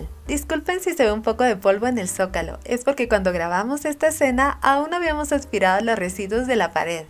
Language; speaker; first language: Spanish; native; Spanish